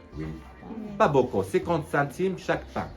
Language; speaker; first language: French; non-native, local second language; Arabic